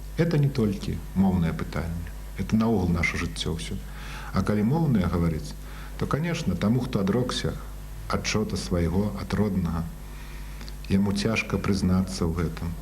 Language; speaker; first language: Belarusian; native; Belarusian